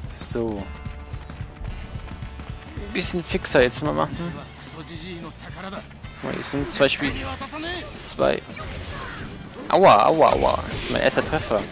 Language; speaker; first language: German; native; German